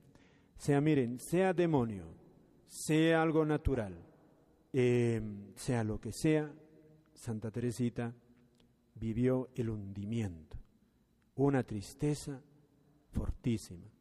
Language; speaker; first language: Spanish; native; Spanish